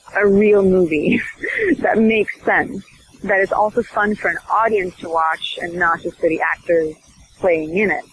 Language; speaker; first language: English; early bilingual, other home language; Swedish